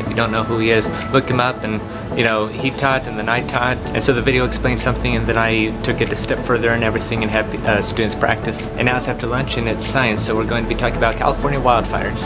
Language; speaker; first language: English; native; English